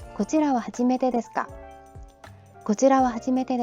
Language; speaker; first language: Japanese; non-native, fluent; Korean